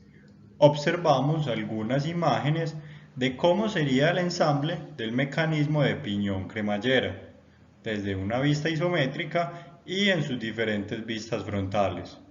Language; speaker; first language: Spanish; native; Spanish